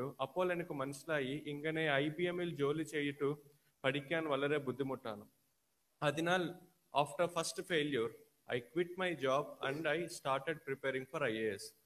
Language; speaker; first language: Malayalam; non-native, learner; Telugu